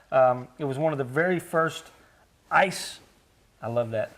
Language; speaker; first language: English; native; English